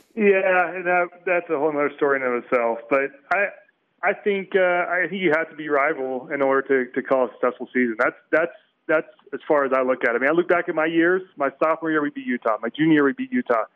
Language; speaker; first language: English; native; English